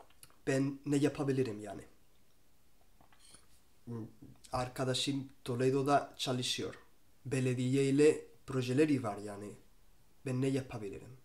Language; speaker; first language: Turkish; non-native, learner; Spanish